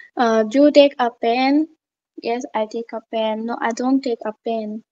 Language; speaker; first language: English; non-native, learner; Bangla